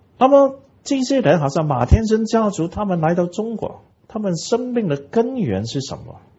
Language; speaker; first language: Chinese; non-native, local second language; Cantonese